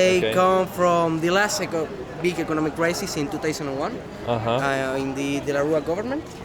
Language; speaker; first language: English; non-native, fluent; Spanish